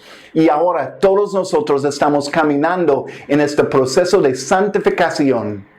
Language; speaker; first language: Spanish; non-native, fluent; English